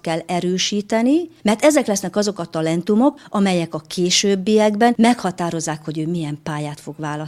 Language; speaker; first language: Hungarian; native; Hungarian